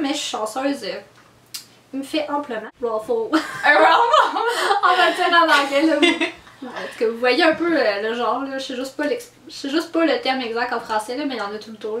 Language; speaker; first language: French; native; French